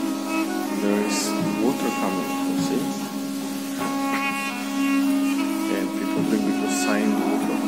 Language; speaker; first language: English; non-native, learner; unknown